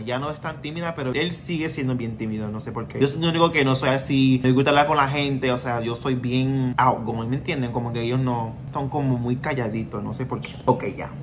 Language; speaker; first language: Spanish; non-native, fluent; English